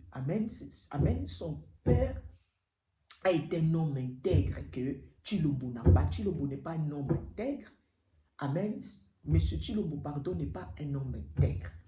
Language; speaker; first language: French; non-native, local second language; Lingala